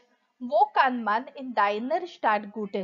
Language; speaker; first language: German; non-native, fluent; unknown